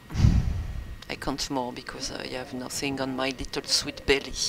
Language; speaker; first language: English; non-native, learner; French